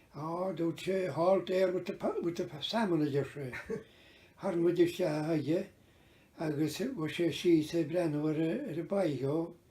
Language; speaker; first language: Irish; native; Irish